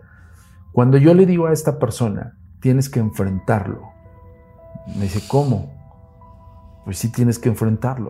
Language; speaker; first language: Spanish; native; Spanish